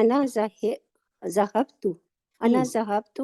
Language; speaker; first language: Arabic; non-native, learner; Urdu